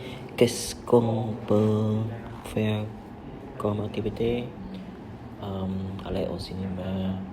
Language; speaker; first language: French; non-native, learner; Khmer